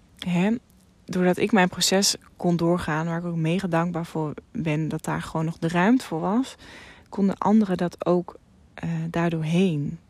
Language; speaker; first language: Dutch; non-native, local second language; Western Frisian